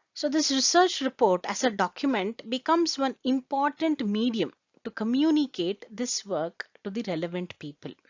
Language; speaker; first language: English; non-native, local second language; Kannada